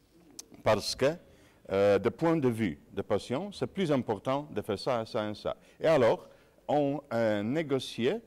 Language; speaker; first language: French; non-native, fluent; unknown